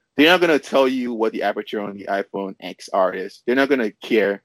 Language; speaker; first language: English; non-native, local second language; Yoruba